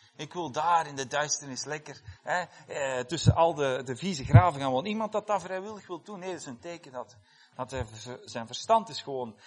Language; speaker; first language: Dutch; non-native, fluent; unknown